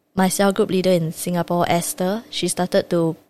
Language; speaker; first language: English; native; English